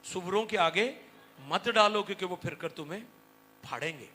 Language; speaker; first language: Hindi; non-native, local second language; Punjabi